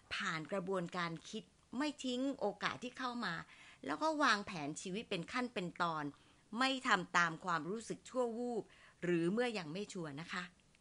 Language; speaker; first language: Thai; native; Thai